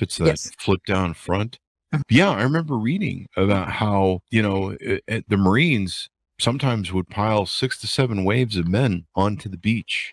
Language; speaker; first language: English; native; English